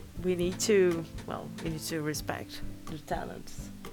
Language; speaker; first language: English; non-native, fluent; Portuguese